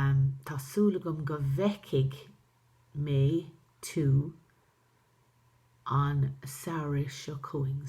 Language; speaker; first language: Irish; non-native, local second language; English